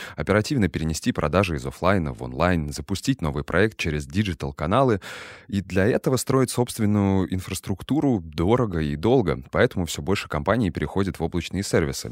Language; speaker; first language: Russian; native; Russian